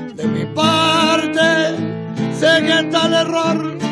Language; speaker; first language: Spanish; native; Spanish